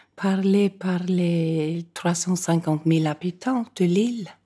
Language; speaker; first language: French; non-native, fluent; Icelandic